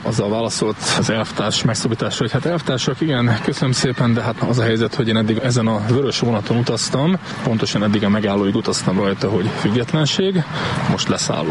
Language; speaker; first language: Hungarian; native; Hungarian